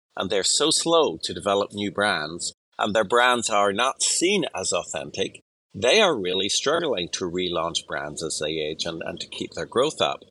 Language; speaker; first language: English; native; English